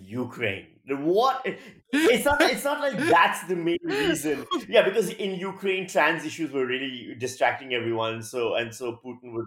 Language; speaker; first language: English; non-native, local second language; Urdu